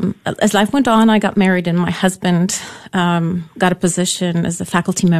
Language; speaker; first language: English; non-native, fluent; Polish